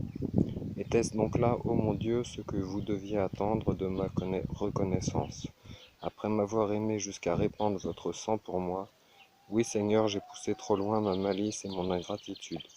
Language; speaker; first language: French; native; French